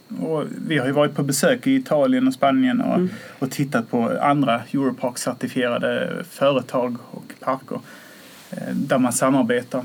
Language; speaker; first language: Swedish; native; Swedish